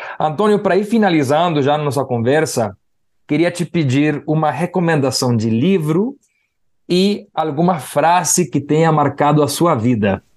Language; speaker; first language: Portuguese; non-native, fluent; Spanish